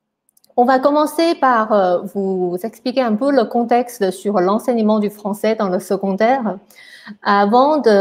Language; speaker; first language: French; non-native, fluent; Chinese